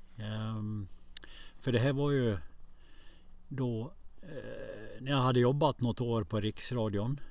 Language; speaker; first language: Swedish; native; Swedish